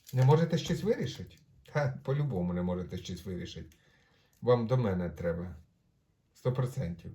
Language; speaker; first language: Ukrainian; non-native, local second language; Russian